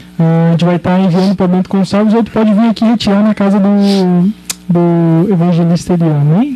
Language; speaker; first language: Portuguese; native; Portuguese